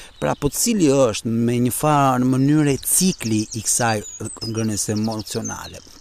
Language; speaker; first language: Albanian; early bilingual, heritage; Albanian